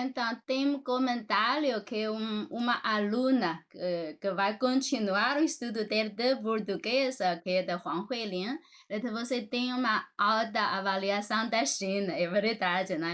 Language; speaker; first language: Portuguese; non-native, fluent; Chinese